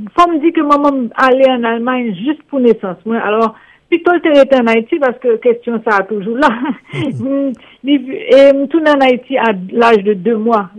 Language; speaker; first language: French; non-native, local second language; Haitian Creole